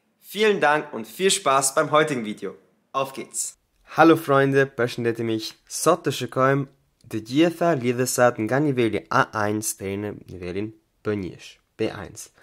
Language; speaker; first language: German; non-native, fluent; Albanian